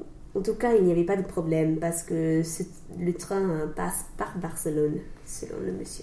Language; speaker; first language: French; non-native, learner; English